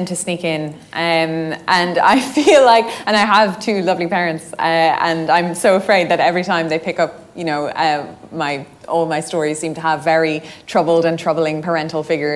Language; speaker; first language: English; native; English